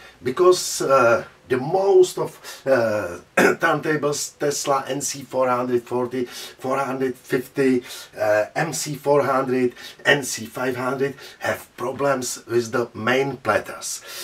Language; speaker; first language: English; non-native, fluent; Czech